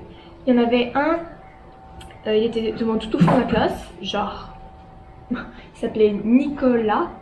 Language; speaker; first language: French; native; French